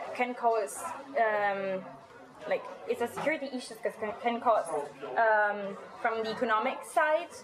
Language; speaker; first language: English; non-native, fluent; Italian